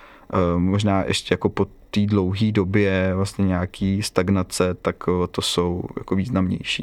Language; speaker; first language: Czech; native; Czech